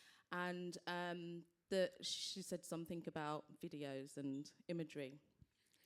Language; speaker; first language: English; native; English